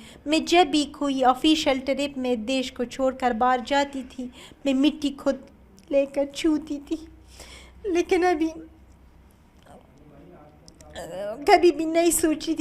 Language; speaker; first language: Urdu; non-native, learner; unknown